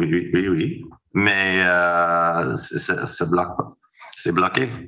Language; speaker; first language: French; non-native, fluent; English